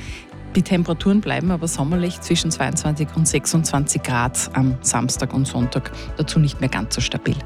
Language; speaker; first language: German; native; German